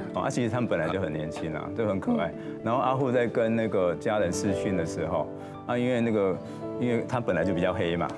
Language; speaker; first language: Chinese; native; Chinese